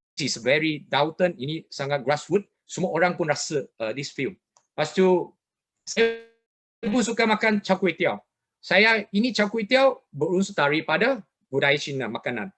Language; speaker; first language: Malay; non-native, local second language; Chinese